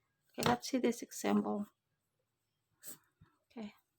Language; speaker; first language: English; non-native, fluent; Indonesian